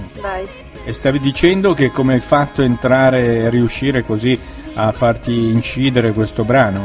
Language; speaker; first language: Italian; native; Italian